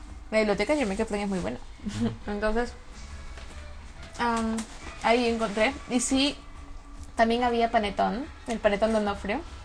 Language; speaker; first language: Spanish; native; Spanish